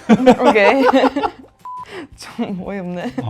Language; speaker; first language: Korean; non-native, learner; Swedish